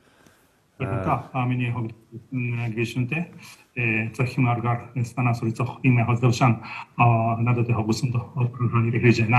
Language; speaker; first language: Mongolian; non-native, fluent; Japanese